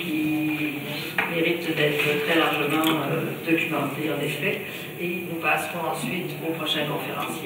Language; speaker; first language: French; native; French